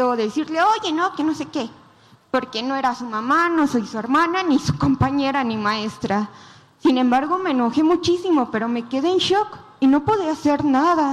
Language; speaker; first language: Spanish; native; Spanish